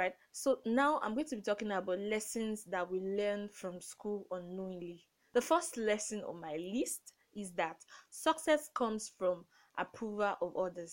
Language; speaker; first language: English; non-native, local second language; Yoruba